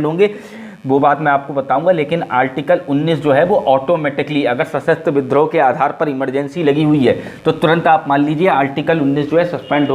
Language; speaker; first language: Hindi; native; Hindi